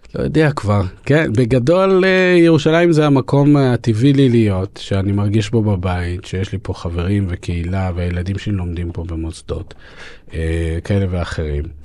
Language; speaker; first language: Hebrew; early bilingual, other home language; Russian